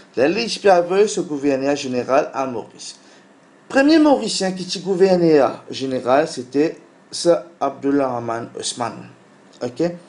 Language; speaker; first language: French; non-native, local second language; Morisyen